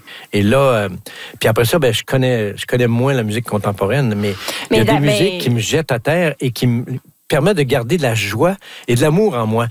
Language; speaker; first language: French; native; French